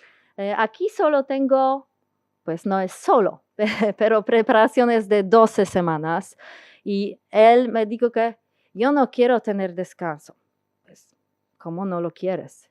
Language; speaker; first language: Spanish; non-native, learner; Polish